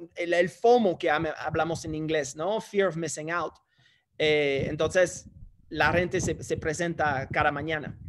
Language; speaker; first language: Spanish; non-native, fluent; English